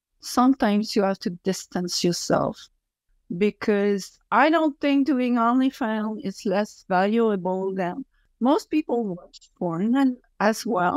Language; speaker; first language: English; non-native, fluent; French